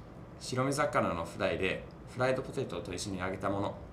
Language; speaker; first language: Japanese; non-native, fluent; English